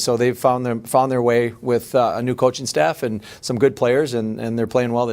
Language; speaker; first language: English; native; English